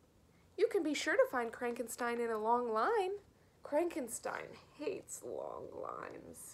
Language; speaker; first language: English; native; English